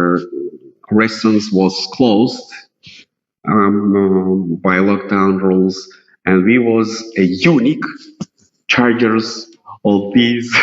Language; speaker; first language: English; non-native, fluent; Russian